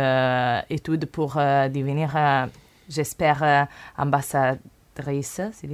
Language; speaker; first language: French; non-native, learner; Italian